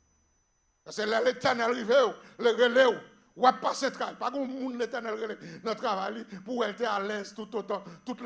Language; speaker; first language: French; non-native, local second language; Haitian Creole